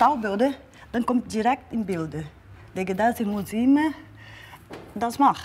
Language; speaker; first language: German; non-native, learner; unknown